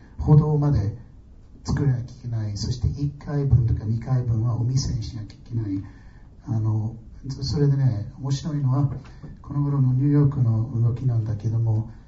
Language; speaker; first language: Japanese; non-native, fluent; English